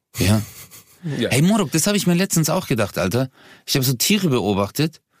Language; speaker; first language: German; early bilingual, other home language; Turkish